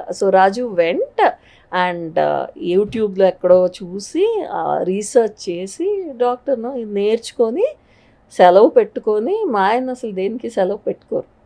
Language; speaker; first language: Telugu; native; Telugu